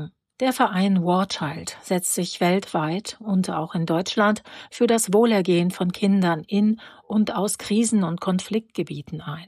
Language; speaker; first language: German; native; German